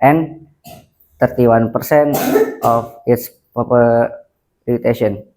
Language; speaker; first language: English; non-native, learner; Indonesian